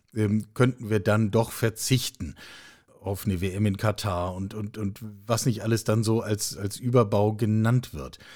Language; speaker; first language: German; native; German